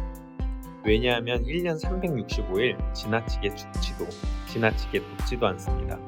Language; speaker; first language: Korean; native; Korean